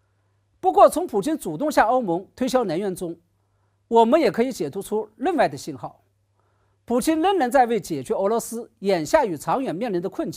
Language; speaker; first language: Chinese; native; Chinese